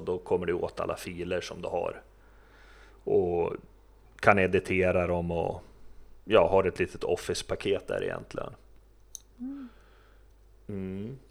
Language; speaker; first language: Swedish; native; Swedish